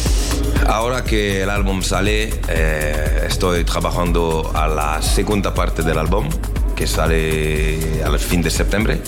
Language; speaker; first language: Spanish; non-native, learner; French